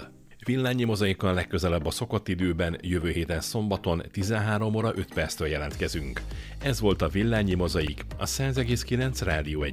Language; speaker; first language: Hungarian; native; Hungarian